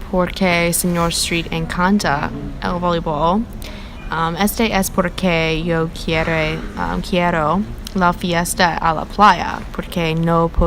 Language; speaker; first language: Spanish; non-native, learner; English